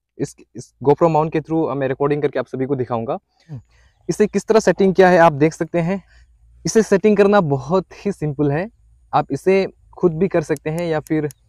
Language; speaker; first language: Hindi; non-native, local second language; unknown